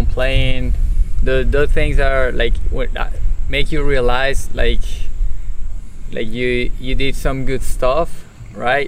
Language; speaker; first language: English; non-native, fluent; Spanish